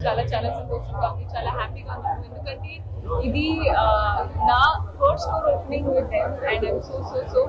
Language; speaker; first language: Telugu; non-native, fluent; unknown